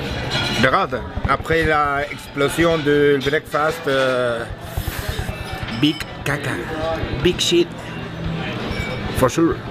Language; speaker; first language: French; non-native, learner; Spanish